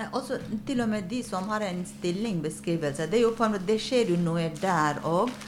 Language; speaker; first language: Norwegian; non-native, fluent; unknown